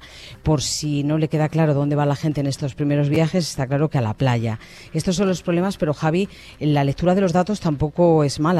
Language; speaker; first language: Spanish; native; Spanish